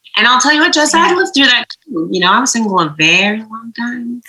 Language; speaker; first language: English; native; English